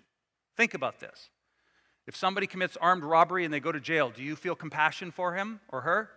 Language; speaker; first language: English; native; English